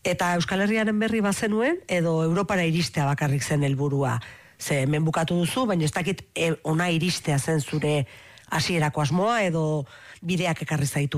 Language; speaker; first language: Basque; native; Basque